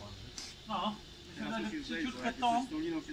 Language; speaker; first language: Polish; native; Polish